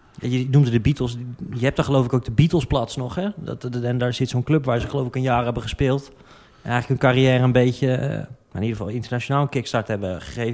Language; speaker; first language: Dutch; native; Dutch